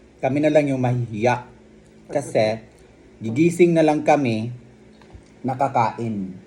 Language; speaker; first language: Filipino; non-native, local second language; Cebuano